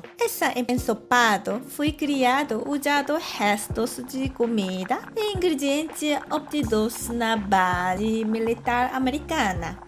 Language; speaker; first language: Portuguese; non-native, fluent; Korean